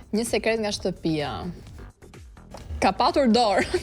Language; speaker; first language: Albanian; native; Albanian